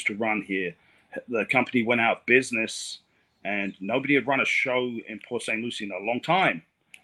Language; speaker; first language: English; native; English